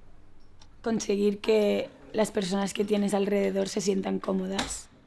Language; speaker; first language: Spanish; non-native, local second language; Catalan